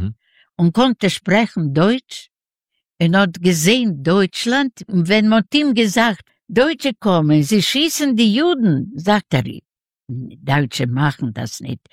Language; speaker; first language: German; non-native, learner; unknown